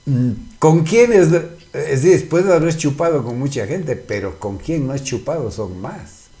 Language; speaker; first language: Spanish; native; Spanish